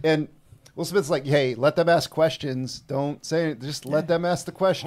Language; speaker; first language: English; native; English